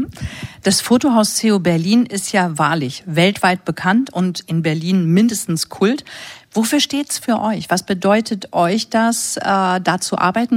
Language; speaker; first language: German; native; German